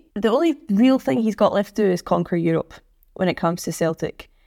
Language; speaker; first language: English; native; English